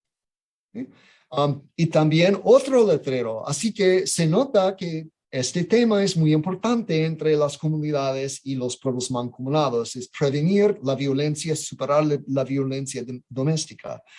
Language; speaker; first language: Spanish; non-native, fluent; English